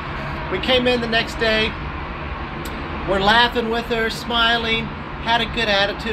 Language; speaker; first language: English; native; English